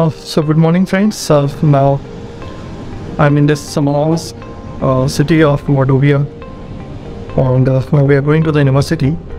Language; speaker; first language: English; non-native, local second language; Hindi